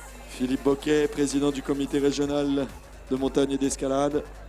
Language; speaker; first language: French; native; French